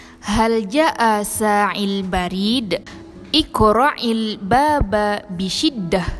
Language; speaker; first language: Arabic; non-native, learner; Indonesian